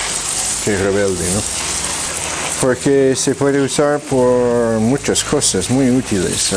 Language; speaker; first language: Spanish; non-native, fluent; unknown